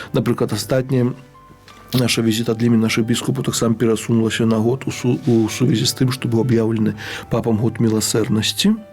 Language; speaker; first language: Belarusian; native; Belarusian